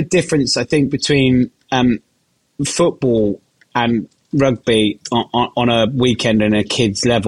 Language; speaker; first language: English; native; English